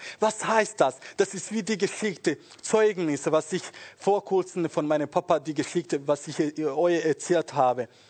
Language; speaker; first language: German; non-native, fluent; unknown